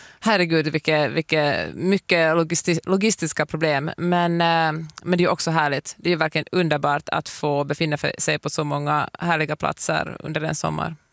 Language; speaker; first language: Swedish; native; Swedish